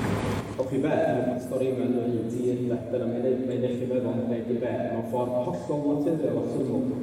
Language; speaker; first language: Welsh; native; Welsh